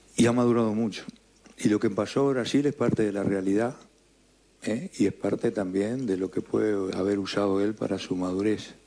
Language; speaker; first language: Spanish; native; Spanish